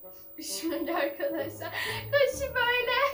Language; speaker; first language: Turkish; native; Turkish